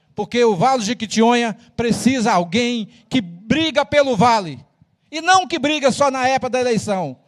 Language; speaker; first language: Portuguese; native; Portuguese